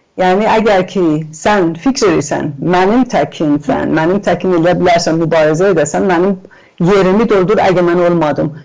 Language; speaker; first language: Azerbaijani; native; Azerbaijani